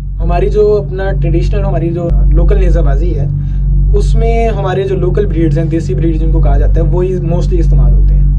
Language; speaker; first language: Urdu; non-native, local second language; Punjabi